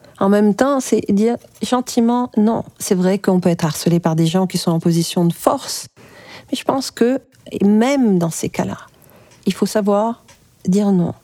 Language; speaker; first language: French; early bilingual, other home language; Arabic